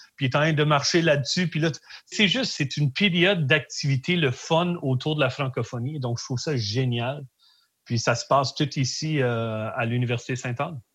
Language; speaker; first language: French; native; French